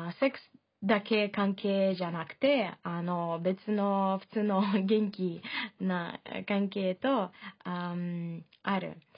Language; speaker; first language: Japanese; non-native, fluent; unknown